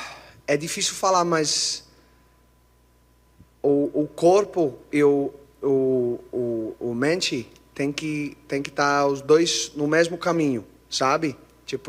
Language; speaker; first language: Portuguese; non-native, learner; English